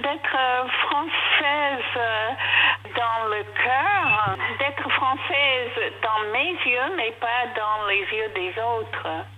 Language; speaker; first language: French; non-native, fluent; English